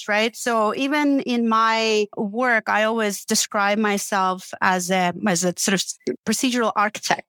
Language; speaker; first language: English; non-native, fluent; Uzbek